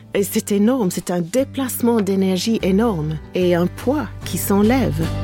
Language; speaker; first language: French; non-native, fluent; English